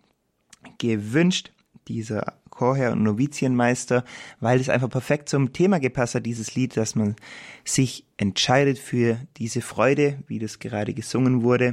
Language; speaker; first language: German; native; German